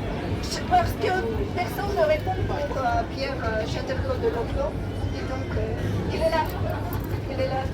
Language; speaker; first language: French; non-native, fluent; Russian